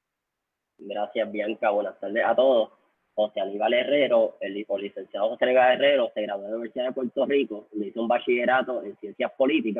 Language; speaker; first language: Spanish; native; Spanish